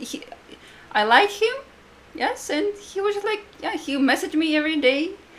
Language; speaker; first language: English; non-native, fluent; Latvian